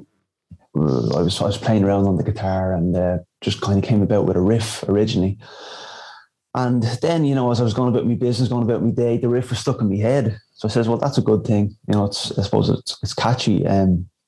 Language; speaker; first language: English; native; English